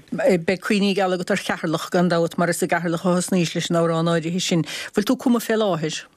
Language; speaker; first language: Irish; native; Irish